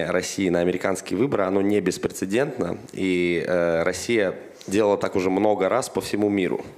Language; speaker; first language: Russian; native; Russian